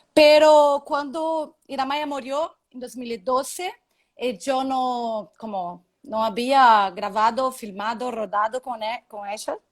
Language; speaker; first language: Spanish; non-native, learner; Portuguese